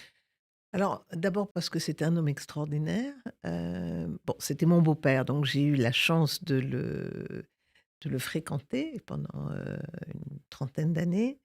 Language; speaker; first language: French; native; French